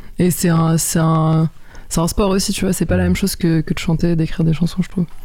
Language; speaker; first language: French; native; French